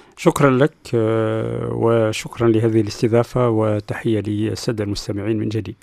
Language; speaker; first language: Arabic; non-native, local second language; Berber languages